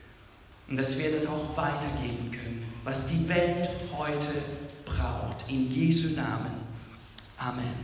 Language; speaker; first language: German; non-native, fluent; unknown